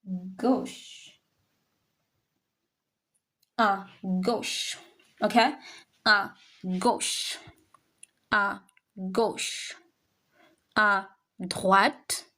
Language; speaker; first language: French; non-native, local second language; Swahili